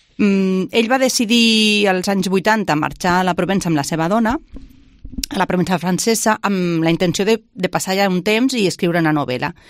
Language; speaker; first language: Catalan; native; Catalan